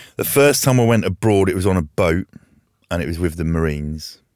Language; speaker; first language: English; native; English